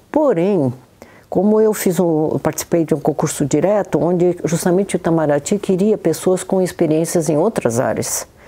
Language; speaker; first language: Portuguese; native; Portuguese